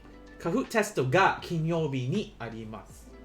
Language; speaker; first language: Japanese; non-native, learner; English